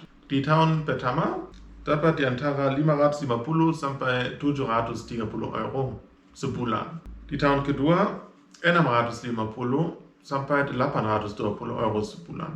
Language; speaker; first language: Indonesian; non-native, fluent; German